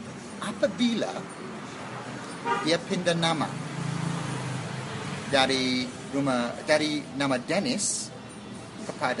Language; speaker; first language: Indonesian; non-native, learner; English